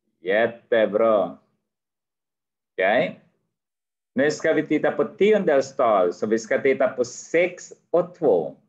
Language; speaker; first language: Swedish; non-native, fluent; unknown